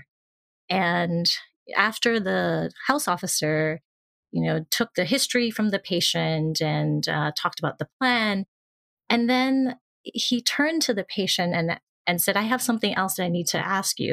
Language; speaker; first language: English; non-native, local second language; Cantonese